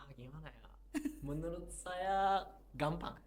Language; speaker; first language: Indonesian; non-native, learner; Japanese